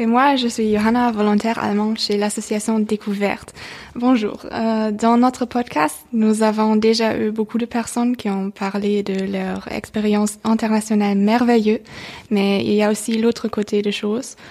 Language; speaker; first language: French; non-native, fluent; German